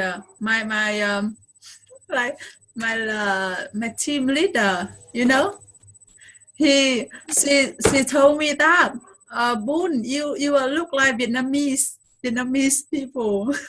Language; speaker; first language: English; non-native, fluent; Vietnamese